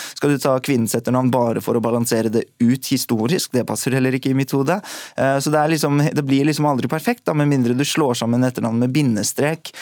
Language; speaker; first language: Norwegian; early bilingual, other home language; Urdu